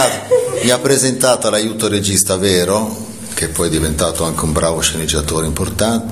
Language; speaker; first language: Italian; native; Italian